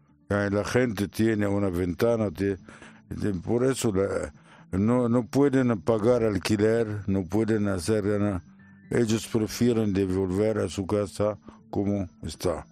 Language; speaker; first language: Spanish; non-native, learner; Arabic